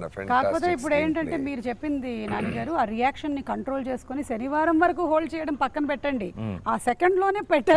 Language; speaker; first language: Telugu; native; Telugu